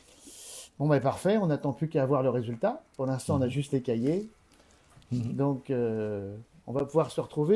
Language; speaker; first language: French; native; French